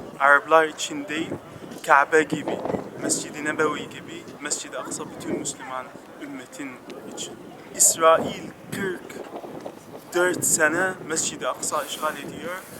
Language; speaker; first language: Turkish; non-native, learner; Arabic